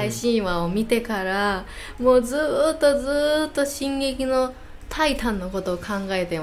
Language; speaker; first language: Japanese; non-native, fluent; English